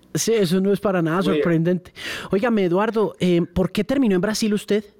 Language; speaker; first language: Spanish; native; Spanish